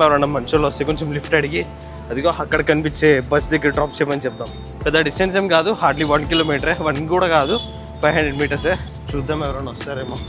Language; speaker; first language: Telugu; native; Telugu